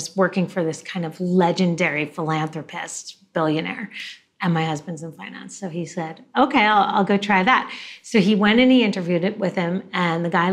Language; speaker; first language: English; native; English